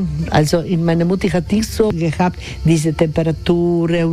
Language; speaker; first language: German; non-native, learner; Croatian